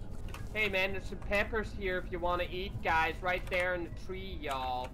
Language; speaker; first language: English; native; English